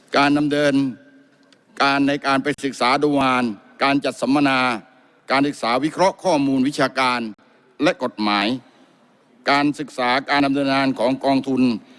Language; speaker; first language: Thai; native; Thai